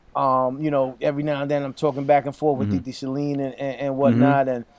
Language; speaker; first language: English; early bilingual, other home language; Spanish